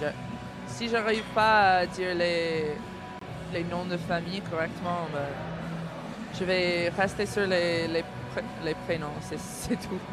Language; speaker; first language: French; non-native, learner; English